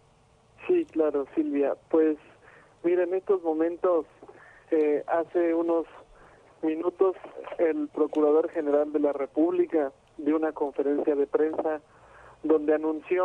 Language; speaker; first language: Spanish; native; Spanish